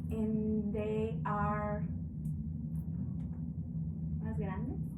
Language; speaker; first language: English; non-native, learner; Spanish